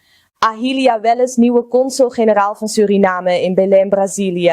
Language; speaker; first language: Dutch; native; Dutch